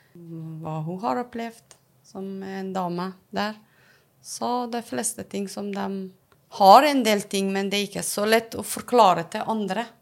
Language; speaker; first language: Norwegian; non-native, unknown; Persian